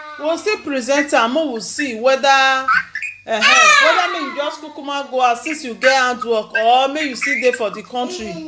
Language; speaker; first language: Nigerian Pidgin; non-native, local second language; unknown